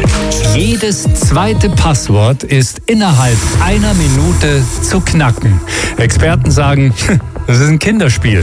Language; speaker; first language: German; native; German